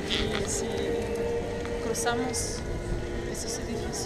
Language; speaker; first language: Spanish; non-native, fluent; Russian